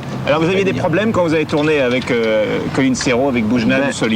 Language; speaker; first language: French; native; French